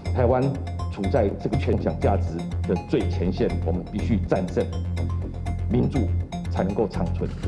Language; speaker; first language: Chinese; native; Chinese